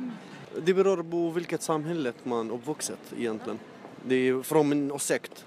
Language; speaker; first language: Swedish; non-native, learner; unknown